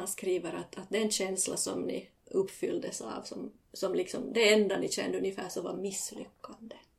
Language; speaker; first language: Swedish; native; Swedish